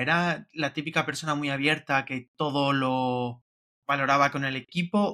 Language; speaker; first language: Spanish; native; Spanish